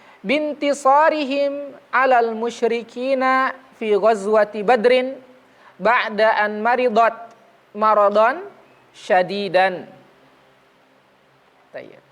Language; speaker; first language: Arabic; non-native, fluent; Indonesian